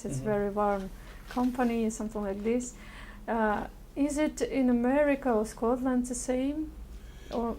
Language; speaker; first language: English; non-native, learner; Russian